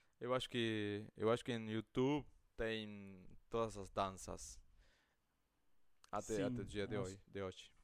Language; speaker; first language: Portuguese; non-native, fluent; Spanish